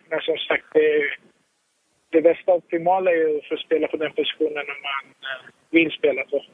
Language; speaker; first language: Swedish; early bilingual, other home language; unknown